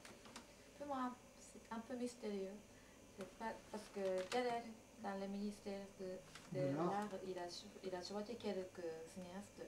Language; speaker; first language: French; non-native, learner; Japanese